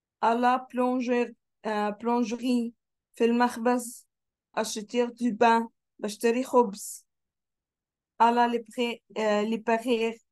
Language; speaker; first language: French; non-native, fluent; Arabic